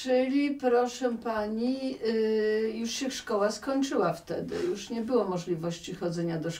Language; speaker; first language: Polish; native; Polish